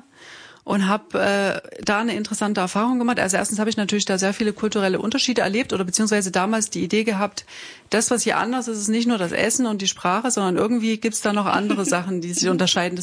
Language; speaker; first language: German; native; German